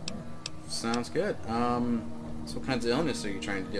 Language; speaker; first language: English; native; English